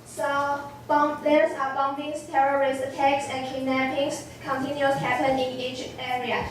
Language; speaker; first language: English; non-native, fluent; Chinese